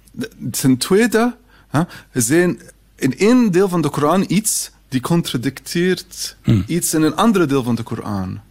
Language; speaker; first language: Dutch; non-native, fluent; Arabic